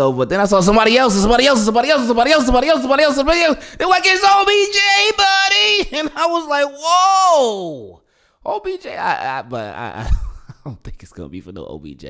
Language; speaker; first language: English; native; English